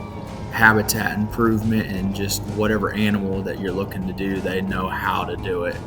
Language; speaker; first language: English; native; English